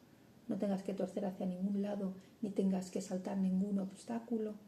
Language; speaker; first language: Spanish; native; Spanish